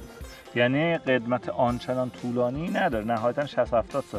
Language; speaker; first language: Persian; native; Persian